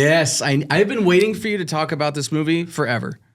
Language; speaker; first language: English; native; English